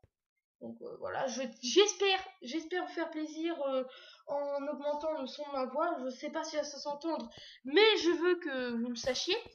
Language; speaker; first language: French; native; French